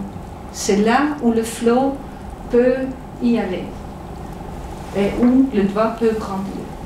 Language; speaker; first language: French; non-native, fluent; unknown